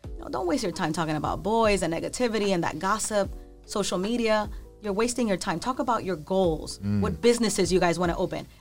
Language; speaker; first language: English; early bilingual, other home language; Spanish